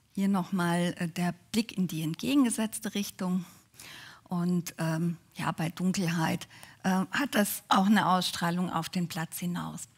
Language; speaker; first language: German; native; German